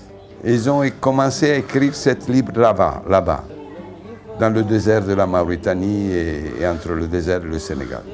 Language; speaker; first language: French; non-native, fluent; Italian